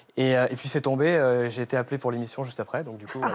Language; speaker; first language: French; native; French